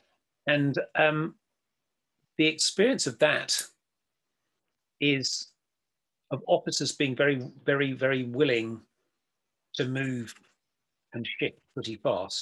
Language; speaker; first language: English; native; English